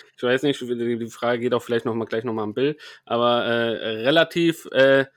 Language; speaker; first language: German; non-native, fluent; Spanish